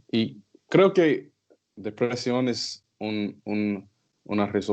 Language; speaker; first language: Spanish; non-native, learner; English